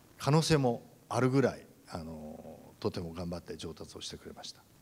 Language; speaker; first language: Japanese; native; Japanese